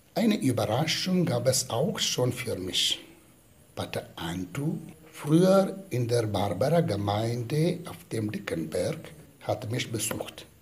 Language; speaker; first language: German; non-native, fluent; Malayalam